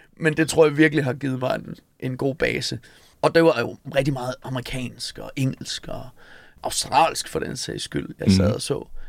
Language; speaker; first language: Danish; native; Danish